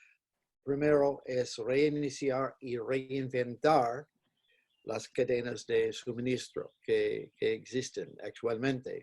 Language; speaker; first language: Spanish; non-native, fluent; English